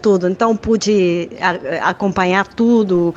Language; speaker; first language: Portuguese; non-native, fluent; Spanish